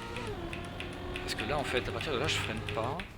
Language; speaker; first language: French; native; French